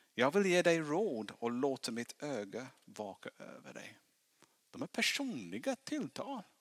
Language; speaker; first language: Swedish; non-native, fluent; English